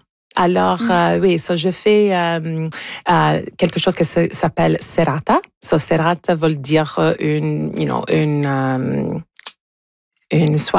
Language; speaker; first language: French; early bilingual, heritage; English